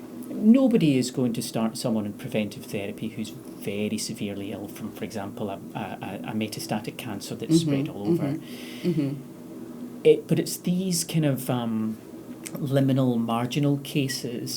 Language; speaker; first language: English; native; English